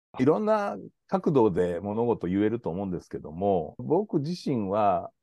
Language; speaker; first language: Japanese; native; Japanese